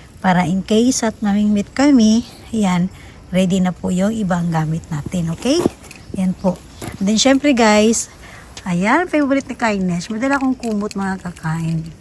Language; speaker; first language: Filipino; non-native, local second language; Cebuano